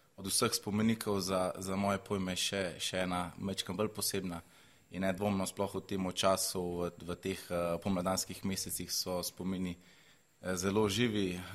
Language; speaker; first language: Slovenian; native; Slovenian